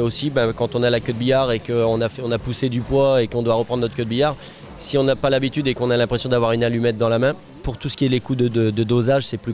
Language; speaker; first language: French; native; French